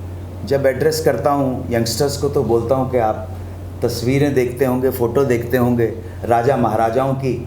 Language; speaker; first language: Hindi; native; Hindi